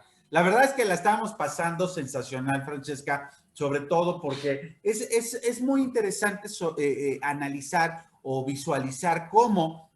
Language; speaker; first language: Spanish; native; Spanish